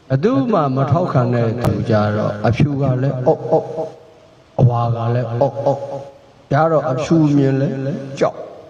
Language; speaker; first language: Burmese; native; Burmese